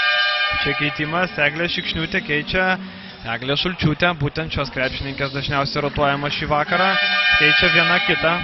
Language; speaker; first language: Lithuanian; native; Lithuanian